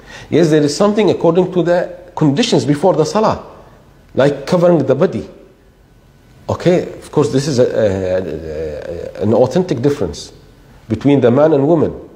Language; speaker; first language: English; non-native, fluent; Arabic